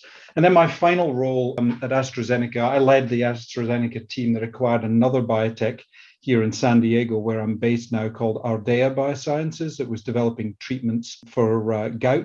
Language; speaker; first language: English; native; English